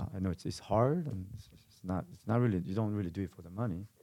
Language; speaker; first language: English; non-native, fluent; Korean